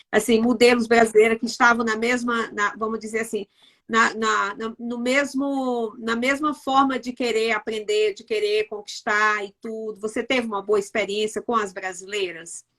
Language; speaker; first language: Portuguese; native; Portuguese